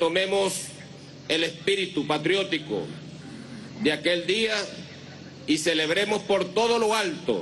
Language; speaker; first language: Spanish; native; Spanish